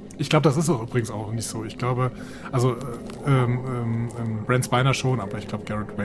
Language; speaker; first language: German; native; German